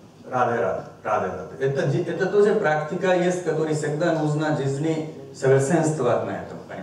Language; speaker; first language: Russian; non-native, learner; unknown